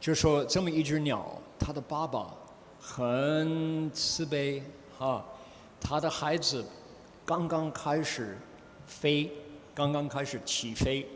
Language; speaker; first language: Chinese; non-native, fluent; English